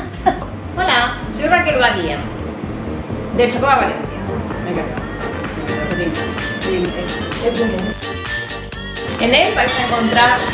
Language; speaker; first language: Spanish; native; Spanish